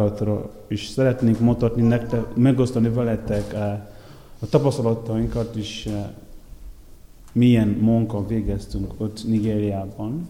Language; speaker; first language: Hungarian; non-native, fluent; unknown